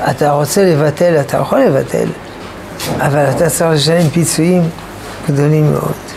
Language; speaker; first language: Hebrew; non-native, fluent; French